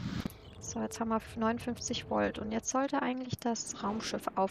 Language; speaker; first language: German; native; German